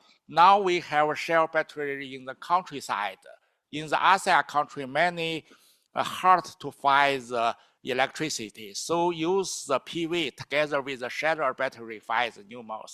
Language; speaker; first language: English; non-native, learner; Chinese